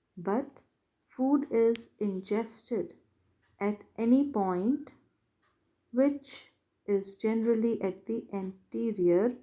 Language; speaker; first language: English; non-native, local second language; Hindi